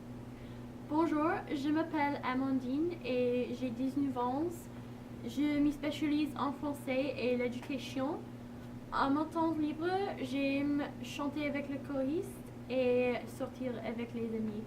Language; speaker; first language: French; non-native, learner; English